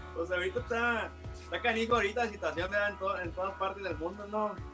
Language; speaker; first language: Spanish; early bilingual, heritage; Spanish